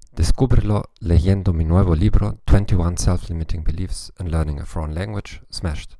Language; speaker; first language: Spanish; non-native, fluent; German